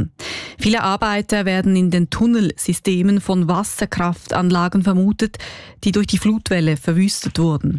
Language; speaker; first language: German; native; German